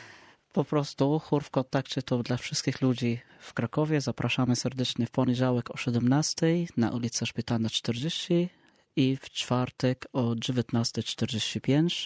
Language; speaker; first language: Polish; non-native, learner; Arabic